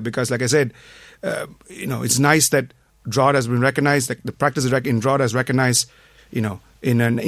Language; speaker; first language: English; non-native, local second language; Tamil